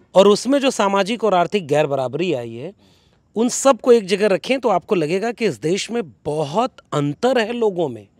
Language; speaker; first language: Hindi; native; Hindi